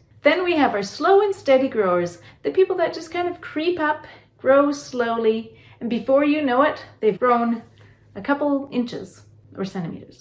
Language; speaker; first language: English; native; English